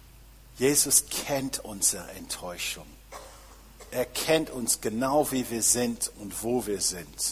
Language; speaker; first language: German; non-native, fluent; English